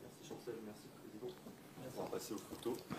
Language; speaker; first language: French; native; French